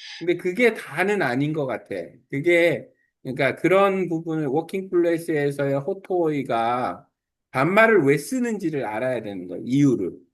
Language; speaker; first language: Korean; native; Korean